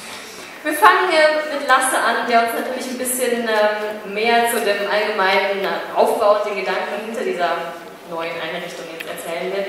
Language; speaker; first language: German; native; German